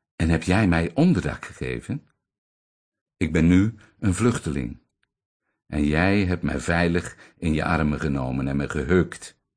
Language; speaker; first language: Dutch; native; Dutch